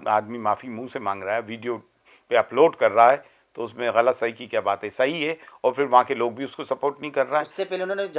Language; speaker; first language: Urdu; native; Urdu